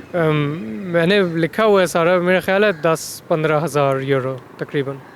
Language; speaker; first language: Urdu; early bilingual, heritage; Hindi